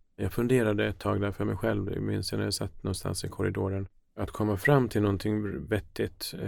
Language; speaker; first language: Swedish; early bilingual, other home language; Finnish